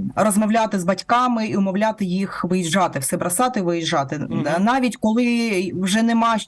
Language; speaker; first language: Ukrainian; non-native, local second language; Russian